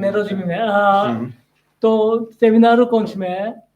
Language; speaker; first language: Czech; non-native, learner; Korean